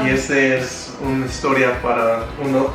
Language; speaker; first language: Spanish; non-native, fluent; English